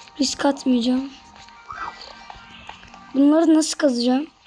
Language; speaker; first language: Turkish; native; Turkish